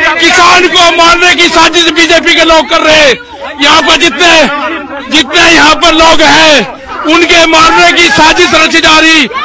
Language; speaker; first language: Hindi; native; Hindi